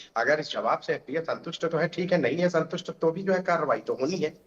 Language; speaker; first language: Hindi; native; Hindi